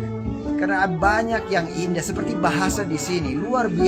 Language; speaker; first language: Indonesian; non-native, local second language; English